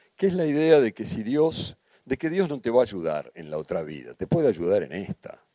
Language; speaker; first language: Spanish; native; Spanish